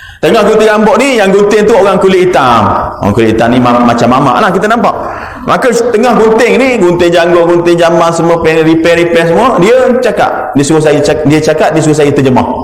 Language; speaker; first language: Malay; native; Malay